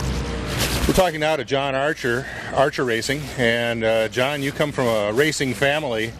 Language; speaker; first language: English; native; English